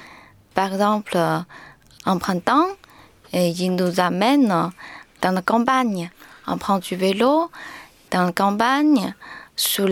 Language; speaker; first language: French; non-native, learner; Chinese